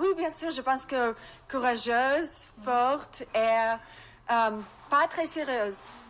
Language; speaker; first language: French; non-native, learner; Russian